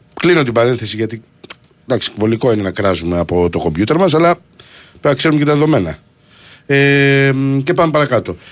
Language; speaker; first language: Greek; native; Greek